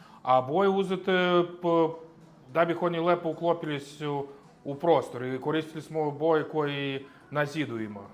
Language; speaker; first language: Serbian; non-native, learner; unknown